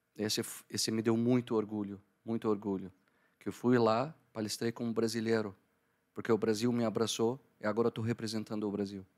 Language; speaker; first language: Portuguese; non-native, fluent; Arabic